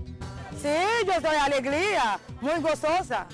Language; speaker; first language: Spanish; non-native, learner; Haitian Creole